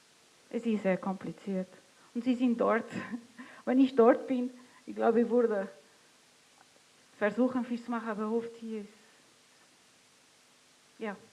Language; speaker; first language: German; non-native, fluent; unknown